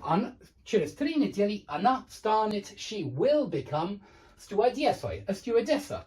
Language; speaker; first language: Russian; non-native, learner; English